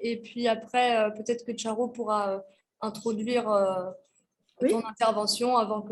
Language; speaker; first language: French; native; French